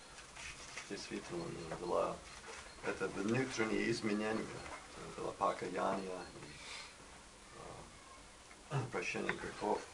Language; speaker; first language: Russian; non-native, learner; English